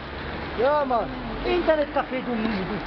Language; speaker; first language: German; non-native, learner; Kurdish